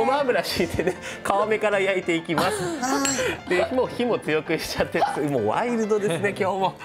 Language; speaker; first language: Japanese; native; Japanese